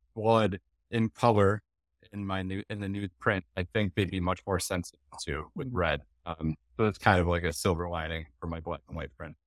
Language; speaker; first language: English; non-native, fluent; Dutch